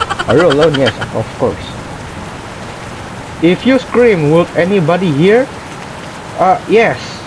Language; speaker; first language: English; non-native, learner; Indonesian